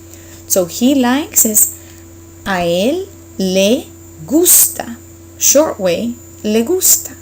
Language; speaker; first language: Spanish; non-native, fluent; English